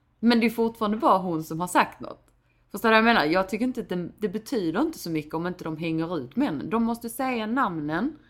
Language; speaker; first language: Swedish; native; Swedish